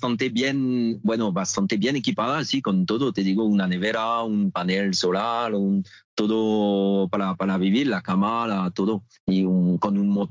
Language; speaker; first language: Spanish; non-native, fluent; French